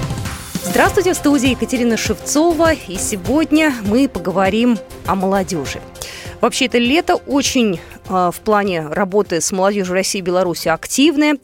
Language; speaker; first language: Russian; native; Russian